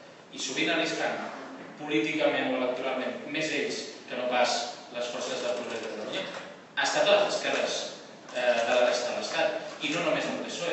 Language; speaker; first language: Catalan; native; Catalan